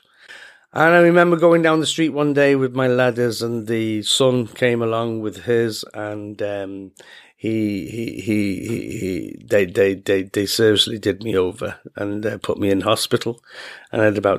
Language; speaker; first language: English; native; English